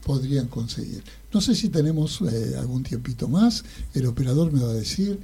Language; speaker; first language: Spanish; native; Spanish